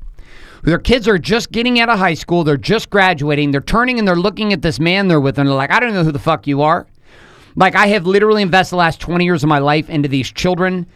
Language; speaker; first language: English; native; English